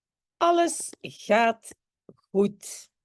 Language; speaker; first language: Dutch; non-native, local second language; French